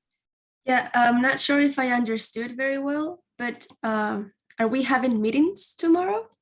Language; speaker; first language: English; non-native, fluent; Spanish